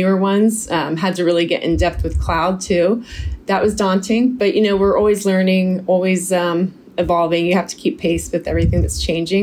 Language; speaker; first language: English; native; English